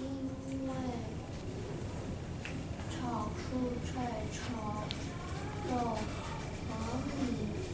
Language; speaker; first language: Chinese; non-native, learner; English